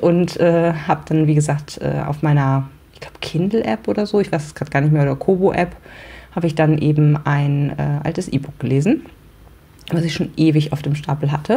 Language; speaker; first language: German; native; German